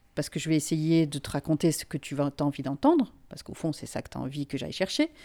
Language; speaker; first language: French; non-native, local second language; Finnish